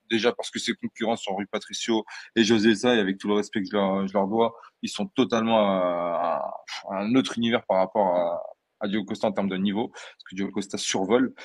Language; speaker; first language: French; early bilingual, other home language; Portuguese